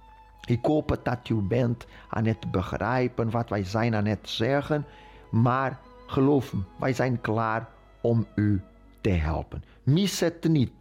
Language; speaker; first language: Dutch; non-native, fluent; Portuguese